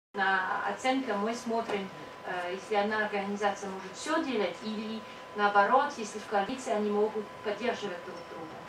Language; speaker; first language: Russian; non-native, fluent; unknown